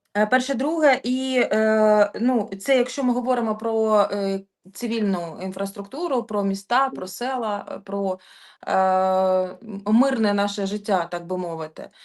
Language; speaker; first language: Ukrainian; native; Ukrainian